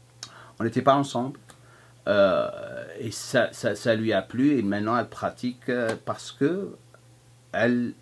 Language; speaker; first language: French; non-native, fluent; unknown